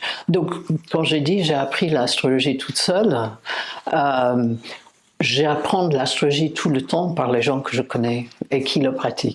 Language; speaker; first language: French; non-native, fluent; English